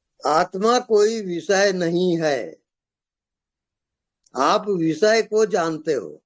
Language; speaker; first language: Hindi; native; Hindi